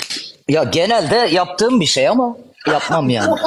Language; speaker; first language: Turkish; native; Turkish